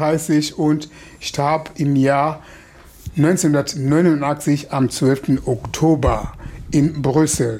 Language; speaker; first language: German; non-native, fluent; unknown